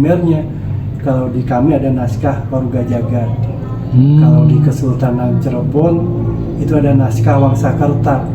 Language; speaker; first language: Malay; non-native, local second language; Sundanese